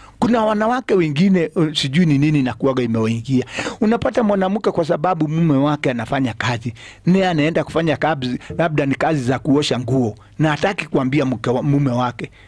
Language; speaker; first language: Swahili; non-native, local second language; Kikuyu